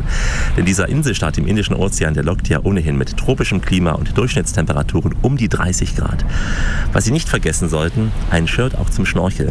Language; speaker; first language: German; native; German